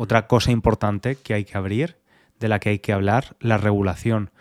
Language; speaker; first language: Spanish; native; Spanish